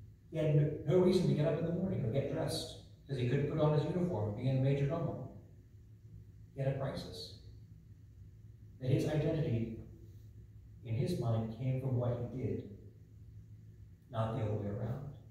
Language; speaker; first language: English; native; English